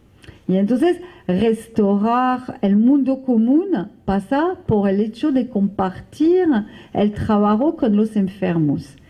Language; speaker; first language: Spanish; non-native, fluent; French